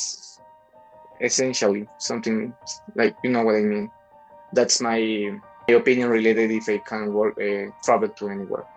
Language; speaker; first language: English; non-native, learner; Spanish